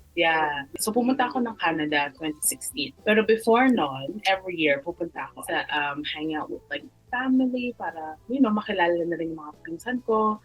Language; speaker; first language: Filipino; early bilingual, heritage; Filipino